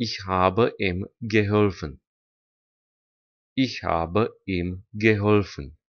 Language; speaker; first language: German; non-native, fluent; Romanian